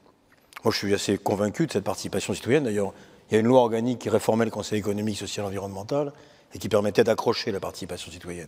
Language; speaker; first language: French; native; French